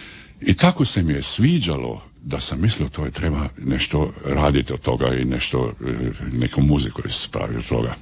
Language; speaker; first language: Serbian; early bilingual, heritage; Serbian